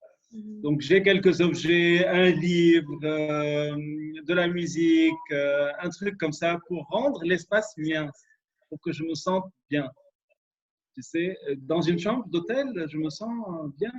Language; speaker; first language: French; non-native, local second language; Arabic